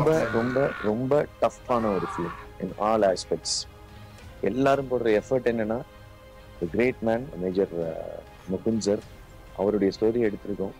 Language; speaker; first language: Tamil; native; Tamil